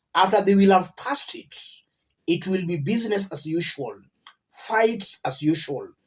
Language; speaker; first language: English; non-native, local second language; Swahili